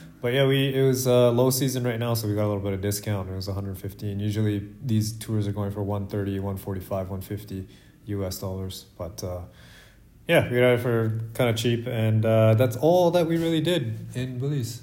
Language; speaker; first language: English; native; English